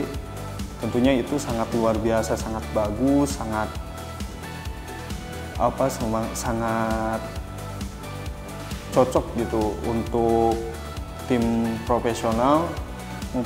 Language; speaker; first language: Indonesian; native; Indonesian